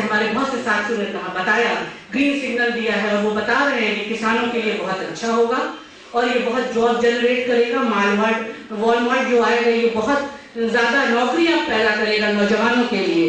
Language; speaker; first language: Hindi; native; Hindi